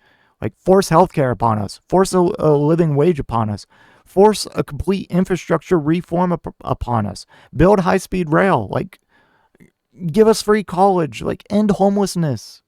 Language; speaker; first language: English; native; English